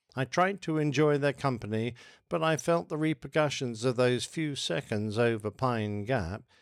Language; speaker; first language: English; native; English